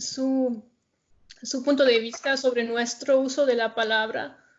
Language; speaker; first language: Spanish; non-native, fluent; German